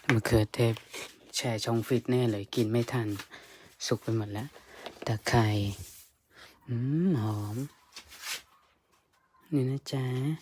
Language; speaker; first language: Thai; native; Thai